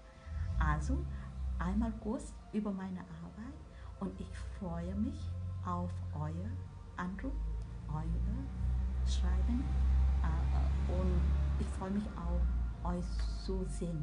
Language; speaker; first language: German; non-native, learner; Vietnamese